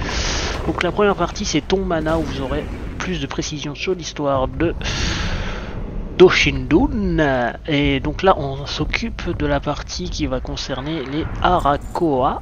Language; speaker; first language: French; native; French